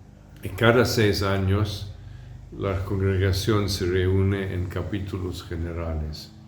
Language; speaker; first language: Spanish; non-native, fluent; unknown